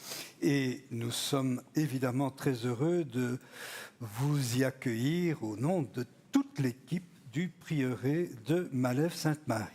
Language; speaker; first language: French; native; French